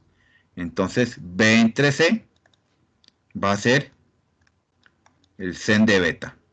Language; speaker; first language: Spanish; native; Spanish